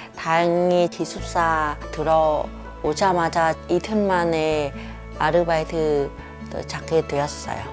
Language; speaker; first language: Korean; non-native, learner; Vietnamese